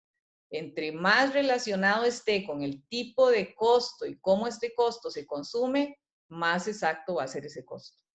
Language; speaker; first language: Spanish; native; Spanish